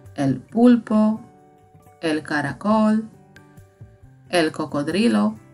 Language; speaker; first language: Spanish; non-native, fluent; Slovak